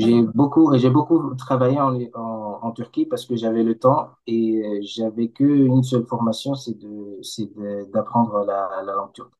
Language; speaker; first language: French; non-native, local second language; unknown